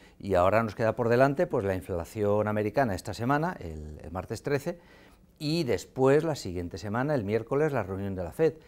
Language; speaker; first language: Spanish; native; Spanish